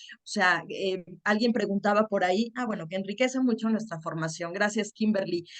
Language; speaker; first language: Spanish; native; Spanish